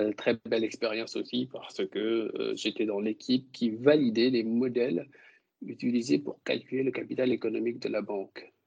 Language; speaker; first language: French; non-native, local second language; Wolof